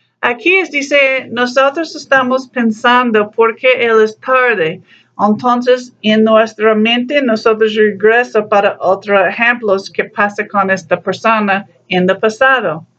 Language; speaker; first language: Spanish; non-native, learner; English